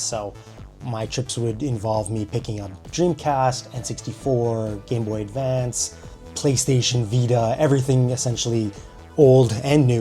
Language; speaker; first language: English; native; English